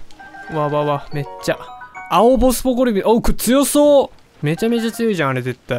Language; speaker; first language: Japanese; native; Japanese